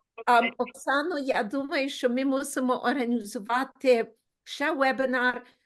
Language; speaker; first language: Ukrainian; early bilingual, heritage; Ukrainian